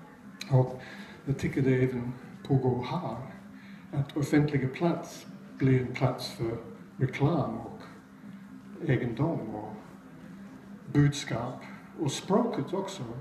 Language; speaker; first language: Swedish; non-native, fluent; English